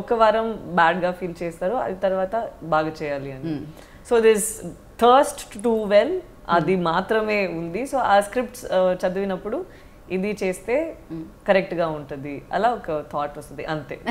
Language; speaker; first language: Telugu; non-native, learner; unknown